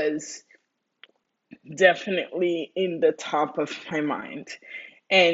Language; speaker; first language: English; early bilingual, other home language; Spanish